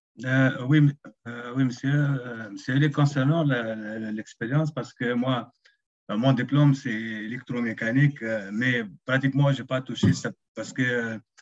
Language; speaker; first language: French; non-native, local second language; Arabic